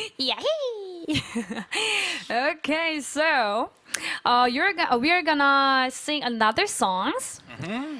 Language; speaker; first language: English; non-native, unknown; Korean